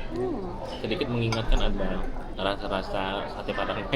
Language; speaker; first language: Indonesian; native; Indonesian